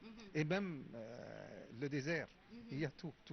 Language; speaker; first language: French; non-native, fluent; Arabic